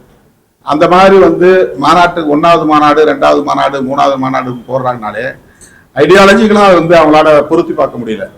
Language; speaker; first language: Tamil; native; Tamil